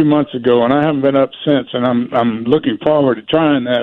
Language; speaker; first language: English; native; English